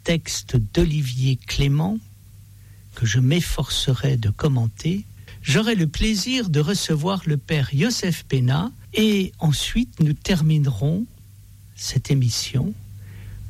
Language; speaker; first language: French; native; French